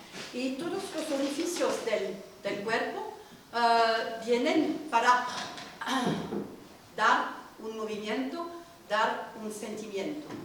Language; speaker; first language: Spanish; non-native, learner; French